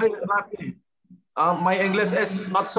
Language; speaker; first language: English; non-native, learner; Indonesian